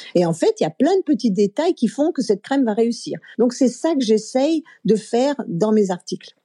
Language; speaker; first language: French; native; French